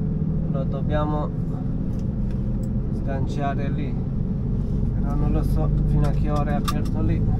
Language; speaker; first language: Italian; non-native, fluent; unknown